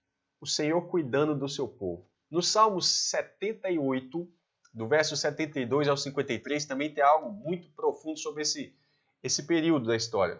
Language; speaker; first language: Portuguese; native; Portuguese